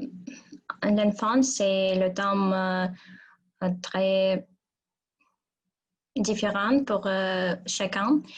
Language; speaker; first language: French; non-native, learner; Russian